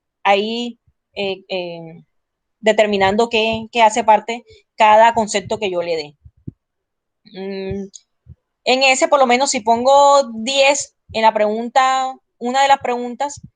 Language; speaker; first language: Spanish; native; Spanish